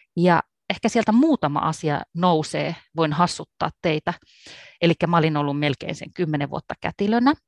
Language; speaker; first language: Finnish; native; Finnish